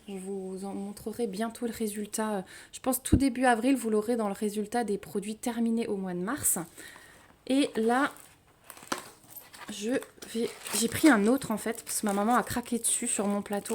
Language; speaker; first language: French; native; French